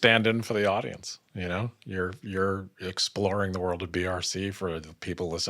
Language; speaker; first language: English; native; English